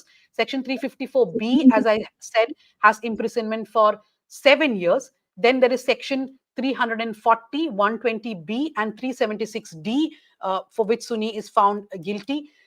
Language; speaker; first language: English; non-native, local second language; Malayalam